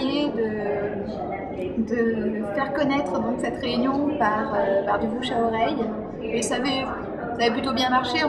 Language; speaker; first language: French; native; French